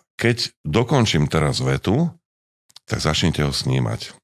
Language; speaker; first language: Slovak; native; Slovak